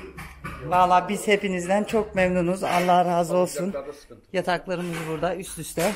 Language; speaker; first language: Turkish; early bilingual, heritage; Turkish